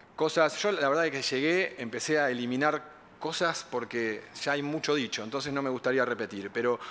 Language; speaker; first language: Spanish; native; Spanish